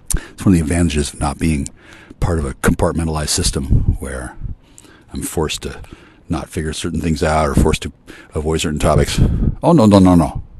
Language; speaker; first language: English; native; English